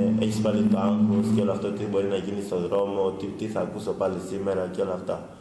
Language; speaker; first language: Greek; early bilingual, other home language; Swahili